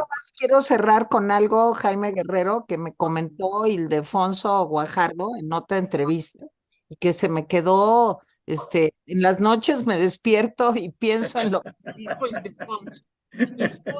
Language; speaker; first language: Spanish; native; Spanish